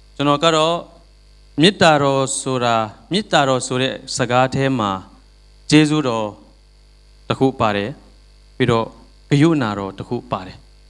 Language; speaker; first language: Burmese; non-native, local second language; Tedim Chin